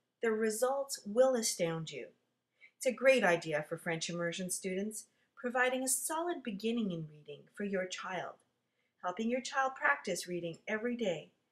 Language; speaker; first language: English; native; English